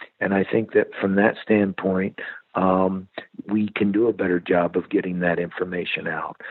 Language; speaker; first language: English; native; English